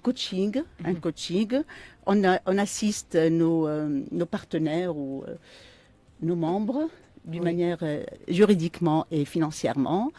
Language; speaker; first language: French; non-native, local second language; Arabic